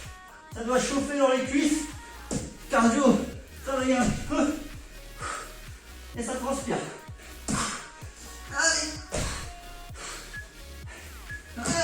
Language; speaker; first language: French; native; French